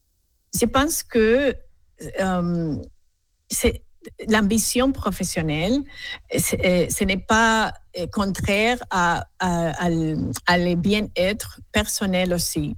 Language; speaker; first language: French; non-native, learner; Spanish